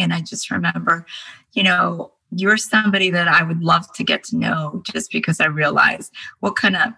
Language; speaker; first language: English; early bilingual, other home language; Korean